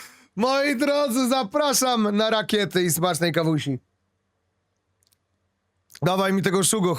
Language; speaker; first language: Polish; native; Polish